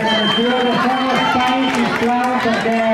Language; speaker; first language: Catalan; native; Catalan